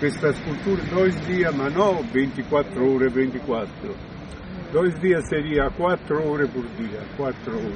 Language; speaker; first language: Spanish; non-native, learner; Italian